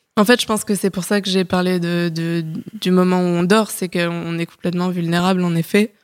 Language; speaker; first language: French; native; French